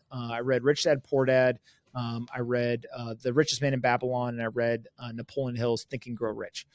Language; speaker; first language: English; native; English